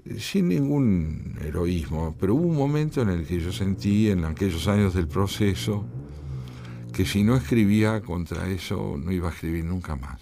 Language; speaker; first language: Spanish; native; Spanish